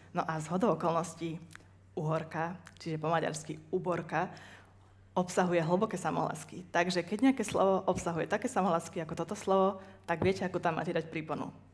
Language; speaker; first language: Slovak; native; Slovak